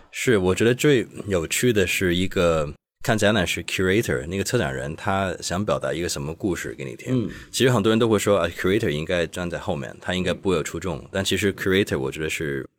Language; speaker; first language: Chinese; non-native, local second language; Cantonese